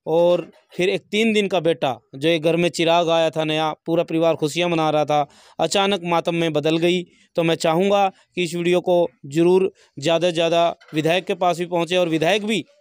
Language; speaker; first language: Hindi; native; Hindi